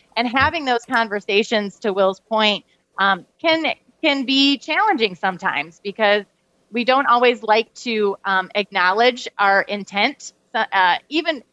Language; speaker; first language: English; native; English